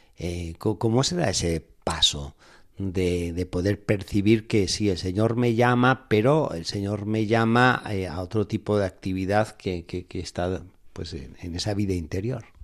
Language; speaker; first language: Spanish; native; Spanish